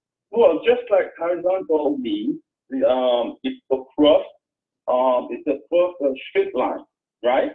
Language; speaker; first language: English; non-native, fluent; Haitian Creole